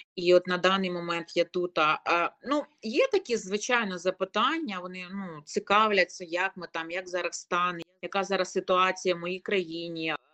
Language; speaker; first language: Ukrainian; native; Ukrainian